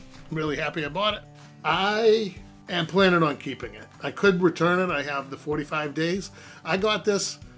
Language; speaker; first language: English; native; English